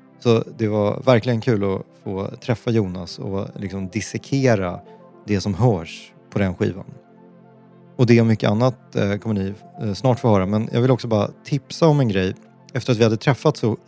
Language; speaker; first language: Swedish; native; Swedish